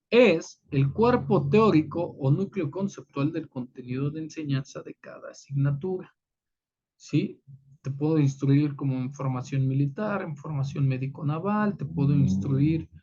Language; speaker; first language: Spanish; native; Spanish